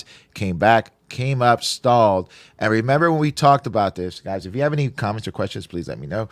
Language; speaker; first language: English; native; English